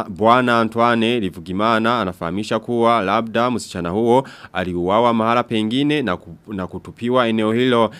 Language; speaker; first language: Swahili; non-native, local second language; Rundi